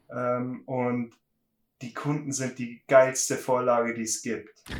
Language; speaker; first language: German; native; German